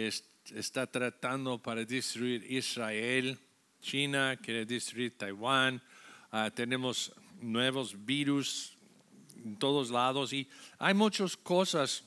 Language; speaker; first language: Spanish; non-native, fluent; English